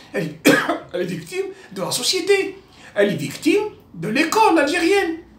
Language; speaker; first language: French; non-native, local second language; Arabic